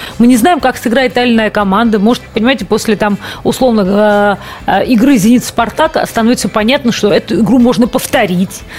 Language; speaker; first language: Russian; native; Russian